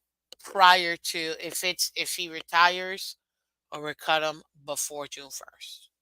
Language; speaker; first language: English; native; English